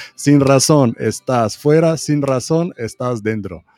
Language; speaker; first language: Spanish; non-native, fluent; Romanian